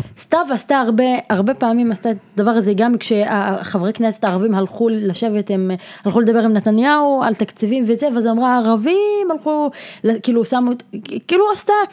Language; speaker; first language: Hebrew; non-native, local second language; Arabic